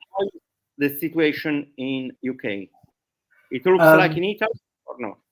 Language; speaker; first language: English; non-native, learner; Italian